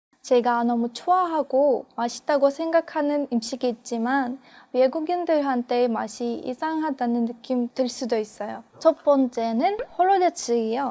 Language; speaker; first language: Korean; non-native, fluent; Russian